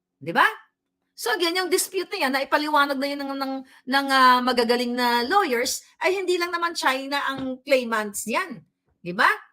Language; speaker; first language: Filipino; non-native, local second language; Cebuano